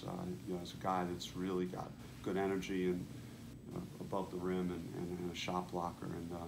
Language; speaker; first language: English; native; English